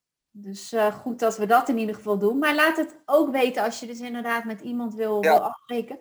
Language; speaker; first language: Dutch; native; Dutch